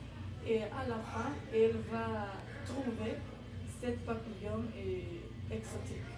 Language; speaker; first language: French; non-native, learner; Spanish